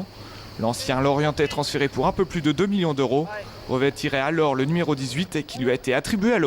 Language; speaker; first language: French; native; French